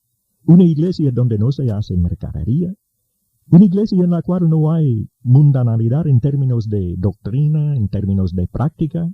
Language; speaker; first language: Spanish; native; Spanish